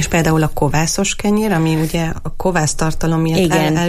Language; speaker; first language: Hungarian; native; Hungarian